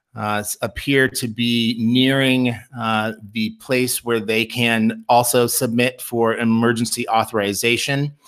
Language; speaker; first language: English; native; English